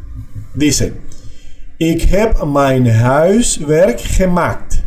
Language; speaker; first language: Dutch; non-native, fluent; Spanish